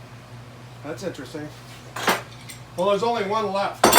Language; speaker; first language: English; native; English